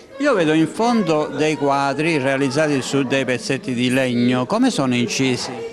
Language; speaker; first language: Italian; native; Italian